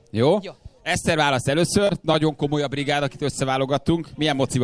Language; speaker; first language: Hungarian; native; Hungarian